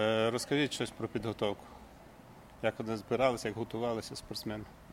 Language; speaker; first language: Ukrainian; native; Ukrainian